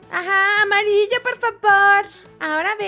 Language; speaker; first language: Spanish; native; Spanish